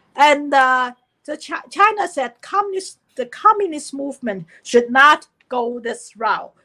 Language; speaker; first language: English; non-native, fluent; Chinese